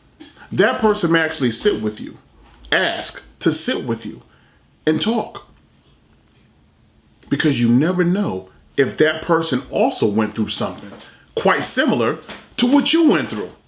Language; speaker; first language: English; native; English